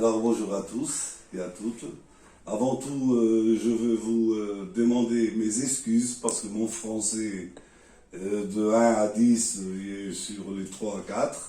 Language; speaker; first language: French; non-native, learner; Portuguese